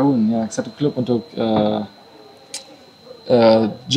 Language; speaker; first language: Indonesian; non-native, learner; German